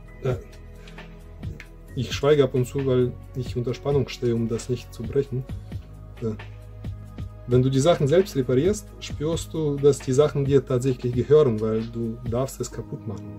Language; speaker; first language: German; non-native, fluent; Russian